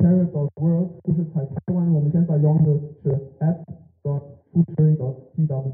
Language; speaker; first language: Chinese; non-native, learner; German